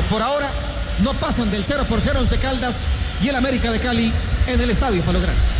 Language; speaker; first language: Spanish; native; Spanish